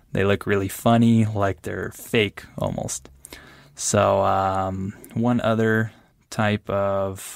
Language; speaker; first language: English; native; English